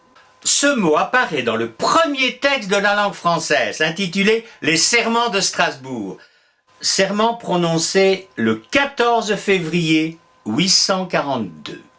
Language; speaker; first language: French; native; French